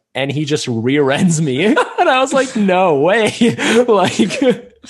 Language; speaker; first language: English; non-native, fluent; Russian